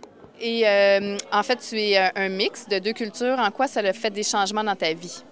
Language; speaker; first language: French; native; French